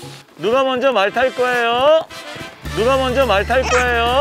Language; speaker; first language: Korean; native; Korean